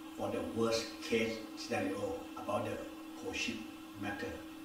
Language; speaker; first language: English; non-native, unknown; Thai